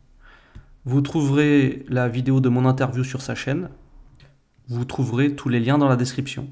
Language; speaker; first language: French; native; French